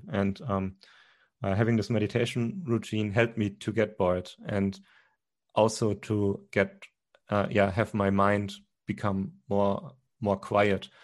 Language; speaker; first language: English; non-native, fluent; German